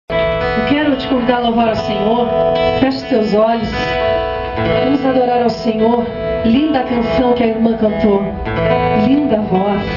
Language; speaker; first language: Portuguese; native; Portuguese